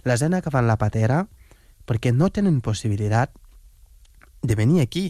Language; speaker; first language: Catalan; non-native, fluent; Wolof